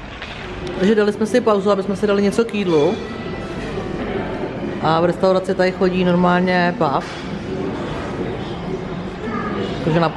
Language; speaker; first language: Czech; native; Czech